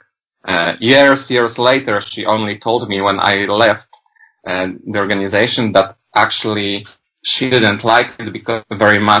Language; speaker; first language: English; non-native, fluent; Polish